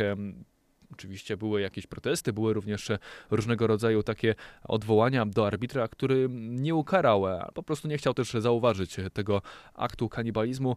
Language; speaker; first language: Polish; native; Polish